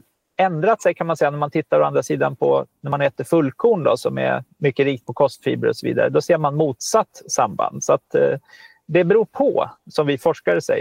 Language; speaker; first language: Swedish; native; Swedish